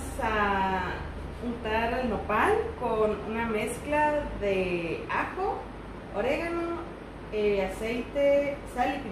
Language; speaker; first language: Spanish; native; Spanish